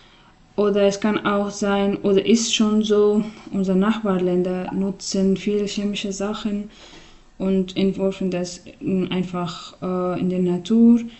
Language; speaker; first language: German; non-native, learner; Persian